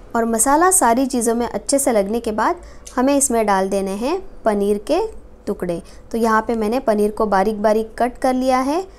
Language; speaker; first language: Hindi; non-native, local second language; Marathi